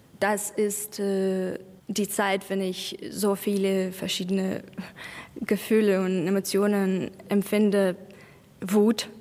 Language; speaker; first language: German; non-native, fluent; Ukrainian